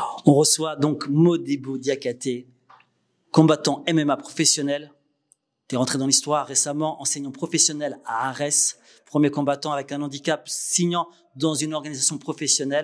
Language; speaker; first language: French; native; French